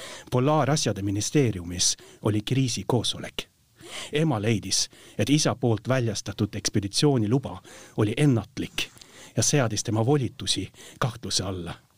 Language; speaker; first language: Estonian; non-native, fluent; Norwegian